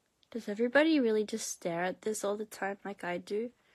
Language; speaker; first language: English; early bilingual, other home language; Korean